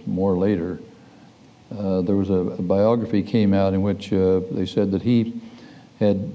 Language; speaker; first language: English; native; English